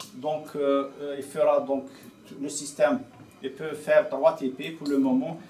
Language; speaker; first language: French; non-native, local second language; Arabic